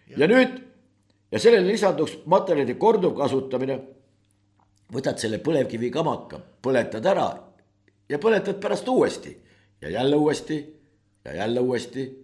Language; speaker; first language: Estonian; native; Estonian